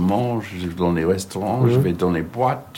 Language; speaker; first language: French; non-native, learner; English